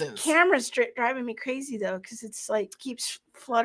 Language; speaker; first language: English; native; English